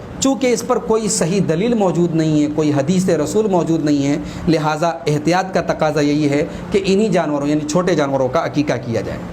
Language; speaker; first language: Urdu; native; Urdu